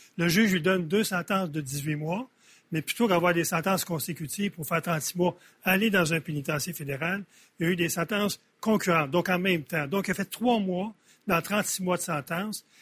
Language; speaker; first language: French; native; French